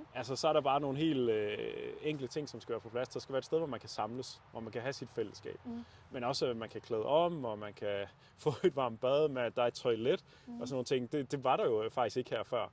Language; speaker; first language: Danish; native; Danish